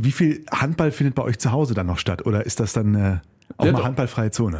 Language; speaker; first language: German; native; German